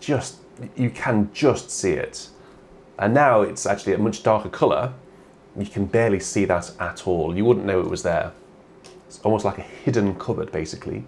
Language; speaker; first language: English; native; English